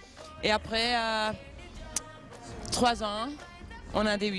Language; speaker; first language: French; non-native, local second language; Dutch